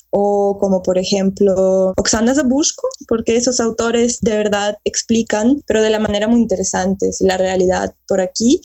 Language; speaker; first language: Spanish; early bilingual, heritage; Spanish